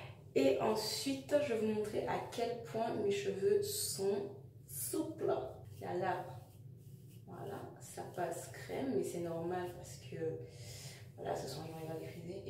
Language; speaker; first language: French; native; French